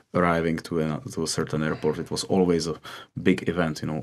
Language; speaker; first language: English; non-native, fluent; Czech